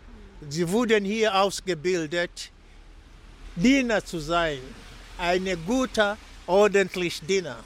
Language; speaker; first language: German; non-native, fluent; Swahili